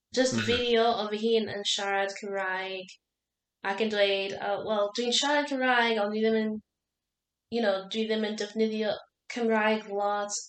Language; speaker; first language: Welsh; non-native, learner; English